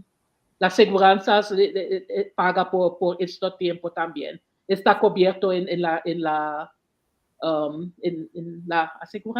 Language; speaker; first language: Spanish; non-native, learner; English